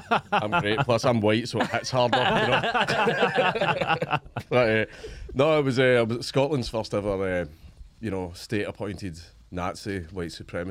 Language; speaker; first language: English; native; English